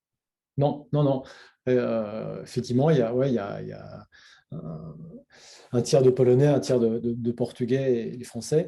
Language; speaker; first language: French; native; French